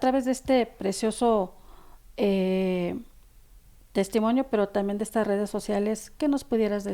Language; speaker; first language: Spanish; native; Spanish